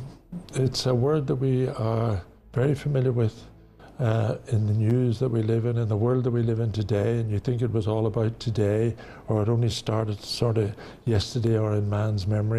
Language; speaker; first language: English; native; English